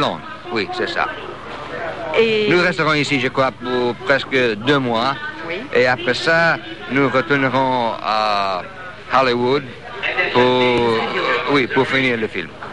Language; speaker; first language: French; non-native, fluent; English